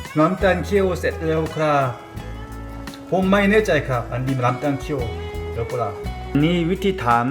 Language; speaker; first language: Thai; non-native, learner; Korean